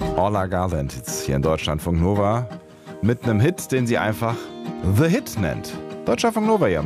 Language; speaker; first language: German; native; German